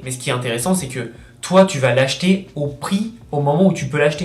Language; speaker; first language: French; native; French